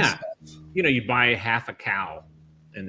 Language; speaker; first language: English; native; English